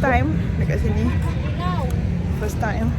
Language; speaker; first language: English; non-native, learner; Malay